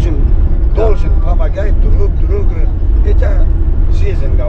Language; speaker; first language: Russian; non-native, learner; Uzbek